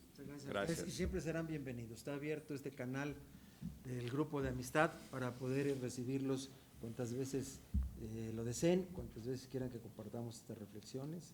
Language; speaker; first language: Spanish; native; Spanish